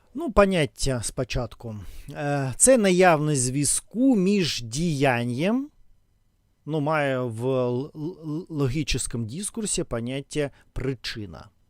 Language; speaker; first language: Ukrainian; non-native, local second language; Russian